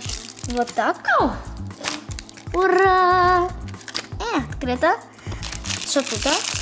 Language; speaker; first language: Russian; early bilingual, heritage; Russian